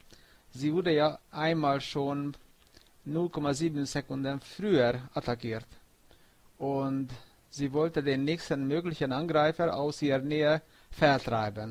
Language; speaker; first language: German; non-native, fluent; Hungarian